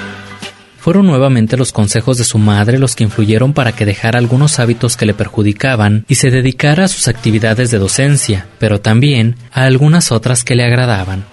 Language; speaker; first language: Spanish; native; Spanish